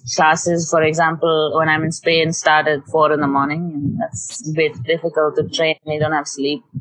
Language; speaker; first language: English; non-native, local second language; Tamil